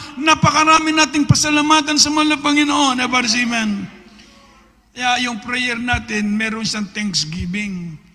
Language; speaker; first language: Filipino; native; Filipino